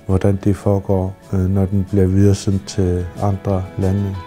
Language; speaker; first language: Danish; non-native, local second language; Kalaallisut